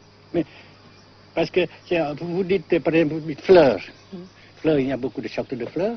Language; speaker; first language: French; non-native, local second language; Vietnamese